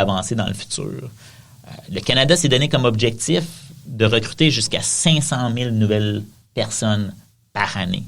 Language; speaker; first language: French; native; French